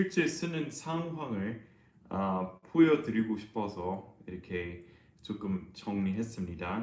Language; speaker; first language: Korean; non-native, fluent; English